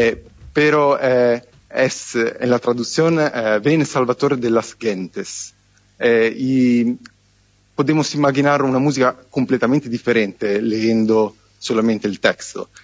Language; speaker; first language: Spanish; non-native, fluent; Italian